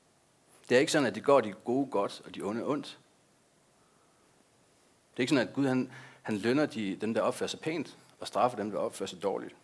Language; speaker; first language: Danish; native; Danish